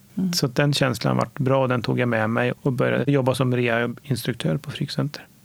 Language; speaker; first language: Swedish; native; Swedish